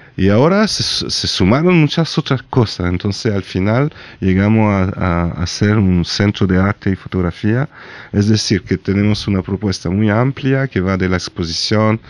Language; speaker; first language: Spanish; non-native, fluent; French